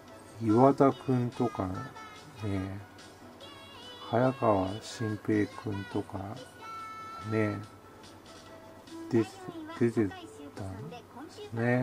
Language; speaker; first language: Japanese; native; Japanese